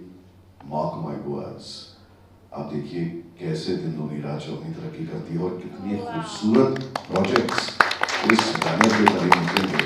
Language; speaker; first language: Hindi; native; Hindi